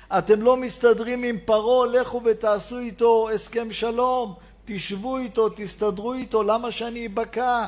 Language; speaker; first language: Hebrew; native; Hebrew